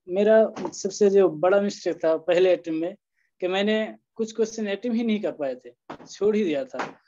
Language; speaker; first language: Hindi; non-native, local second language; Bangla